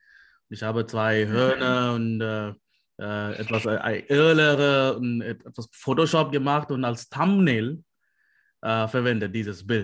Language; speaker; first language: German; non-native, fluent; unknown